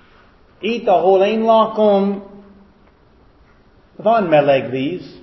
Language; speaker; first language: Hungarian; non-native, fluent; English